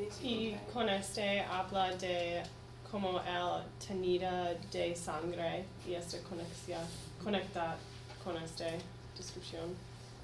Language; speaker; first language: Spanish; non-native, fluent; English